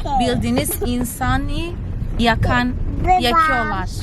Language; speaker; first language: Turkish; non-native, fluent; Portuguese